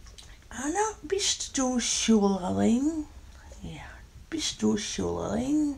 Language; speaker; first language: German; non-native, learner; English